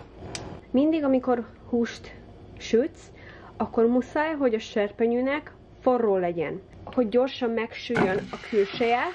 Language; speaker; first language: Hungarian; early bilingual, heritage; Hungarian